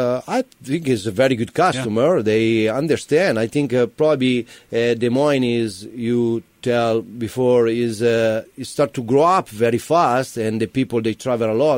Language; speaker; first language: English; non-native, learner; Italian